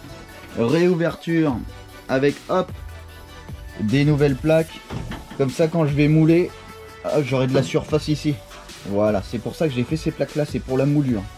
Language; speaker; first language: French; native; French